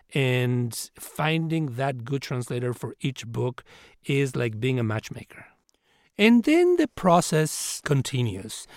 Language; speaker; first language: English; non-native, fluent; Spanish